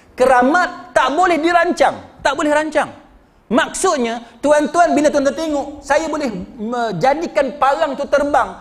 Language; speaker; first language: Malay; native; Malay